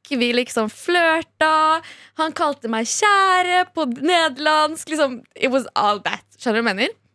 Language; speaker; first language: Norwegian; early bilingual, other home language; Kurdish